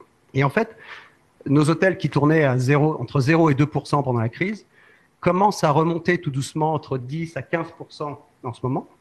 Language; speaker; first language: French; native; French